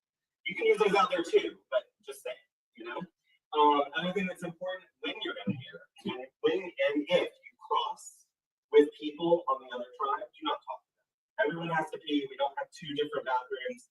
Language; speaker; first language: English; native; English